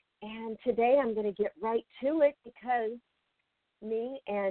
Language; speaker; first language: English; native; English